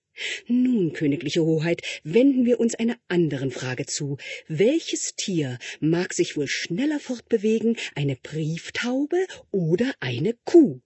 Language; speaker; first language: German; native; German